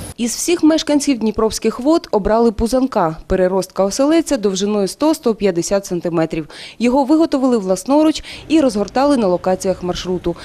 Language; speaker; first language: Ukrainian; native; Ukrainian